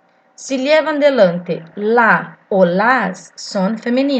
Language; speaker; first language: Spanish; non-native, fluent; Portuguese